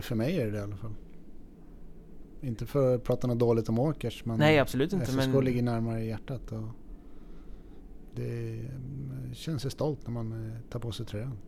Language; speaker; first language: Swedish; native; Swedish